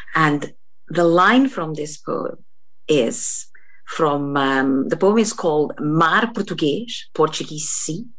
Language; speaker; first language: English; non-native, fluent; Portuguese